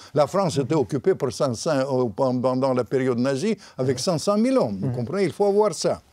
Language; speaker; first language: French; non-native, fluent; Russian